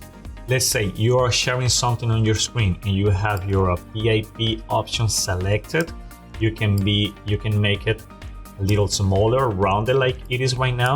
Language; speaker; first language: English; non-native, fluent; Spanish